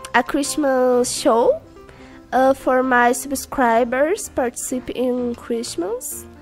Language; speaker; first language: English; non-native, learner; Portuguese